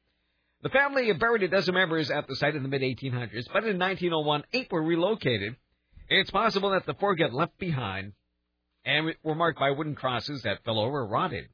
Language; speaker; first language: English; native; English